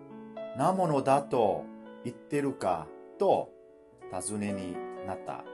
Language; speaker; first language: Japanese; non-native, fluent; Burmese